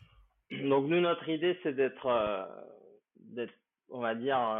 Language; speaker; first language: French; native; French